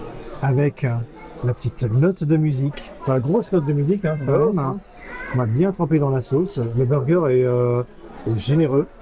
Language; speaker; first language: French; native; French